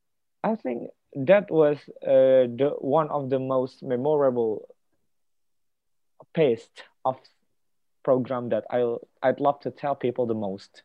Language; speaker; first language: English; non-native, fluent; Indonesian